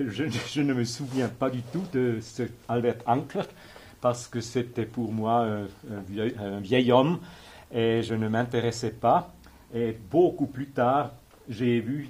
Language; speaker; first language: French; non-native, local second language; German